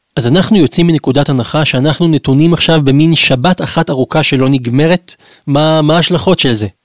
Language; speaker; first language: Hebrew; native; Hebrew